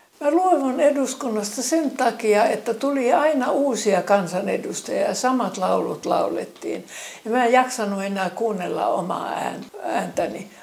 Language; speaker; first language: Finnish; early bilingual, other home language; Estonian